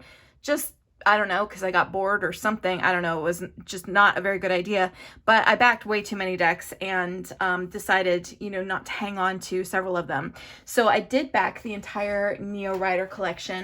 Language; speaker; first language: English; native; English